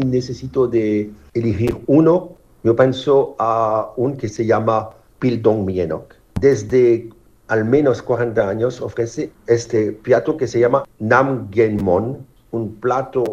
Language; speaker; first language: Spanish; non-native, fluent; French